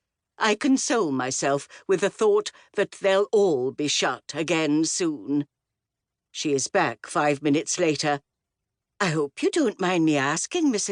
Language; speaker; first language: English; native; English